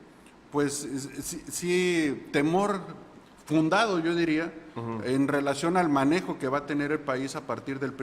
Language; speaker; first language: Spanish; native; Spanish